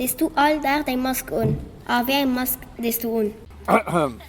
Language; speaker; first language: German; non-native, local second language; Luxembourgish